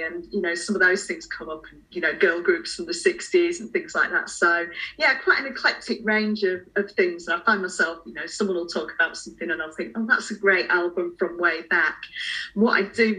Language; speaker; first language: English; native; English